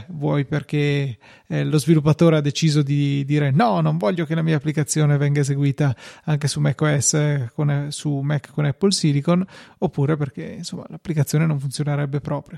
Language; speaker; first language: Italian; native; Italian